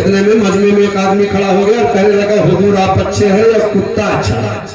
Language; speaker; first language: Urdu; native; Urdu